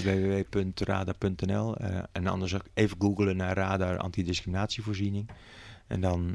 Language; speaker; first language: Dutch; native; Dutch